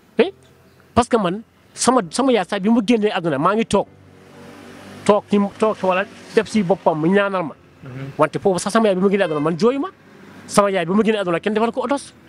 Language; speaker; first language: Wolof; non-native, local second language; Fula